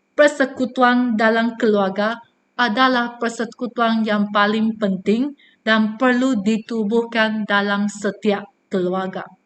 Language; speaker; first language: Malay; non-native, local second language; Chinese